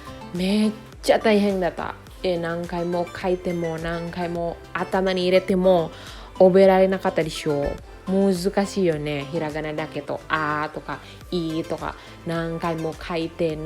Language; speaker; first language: Japanese; non-native, fluent; Indonesian